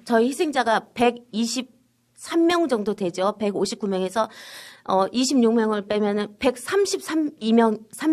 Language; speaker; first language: Korean; native; Korean